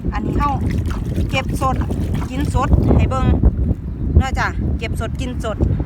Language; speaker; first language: Thai; native; Thai